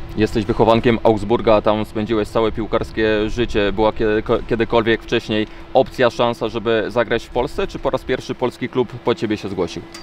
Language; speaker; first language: Polish; native; Polish